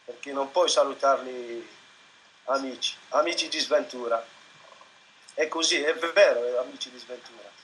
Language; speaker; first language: Italian; non-native, fluent; Arabic